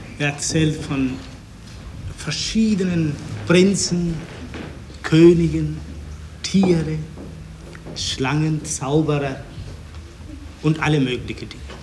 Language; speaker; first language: German; non-native, fluent; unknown